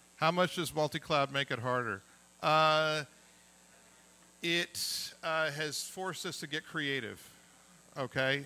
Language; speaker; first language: English; native; English